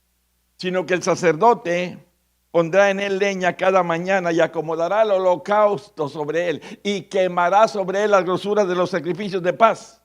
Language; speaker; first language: Spanish; native; Spanish